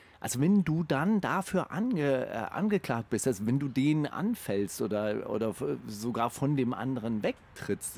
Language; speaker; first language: German; native; German